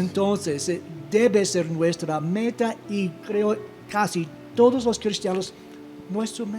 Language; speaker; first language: Spanish; non-native, fluent; English